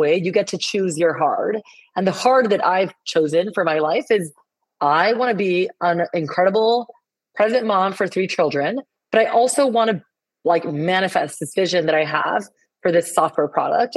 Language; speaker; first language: English; non-native, fluent; Spanish